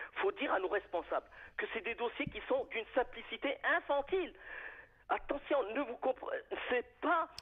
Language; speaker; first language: French; native; French